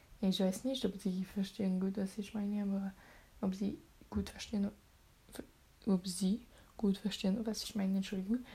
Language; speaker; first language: German; non-native, learner; French